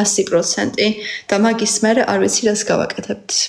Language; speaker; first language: Georgian; early bilingual, heritage; Georgian